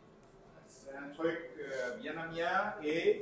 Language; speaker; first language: French; non-native, fluent; Vietnamese